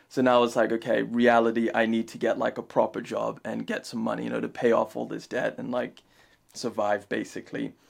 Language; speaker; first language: English; native; English